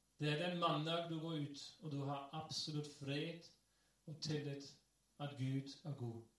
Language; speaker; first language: Norwegian; non-native, fluent; English